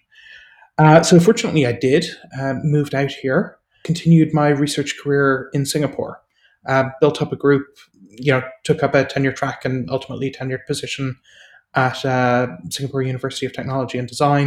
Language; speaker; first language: English; native; English